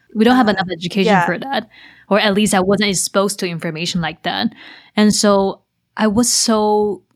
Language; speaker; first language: English; non-native, fluent; Chinese